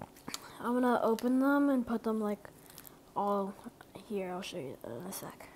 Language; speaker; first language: English; native; English